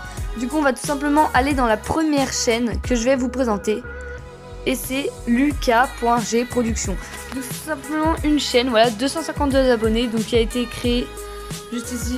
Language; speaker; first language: French; native; French